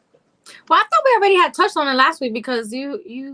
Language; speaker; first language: English; native; English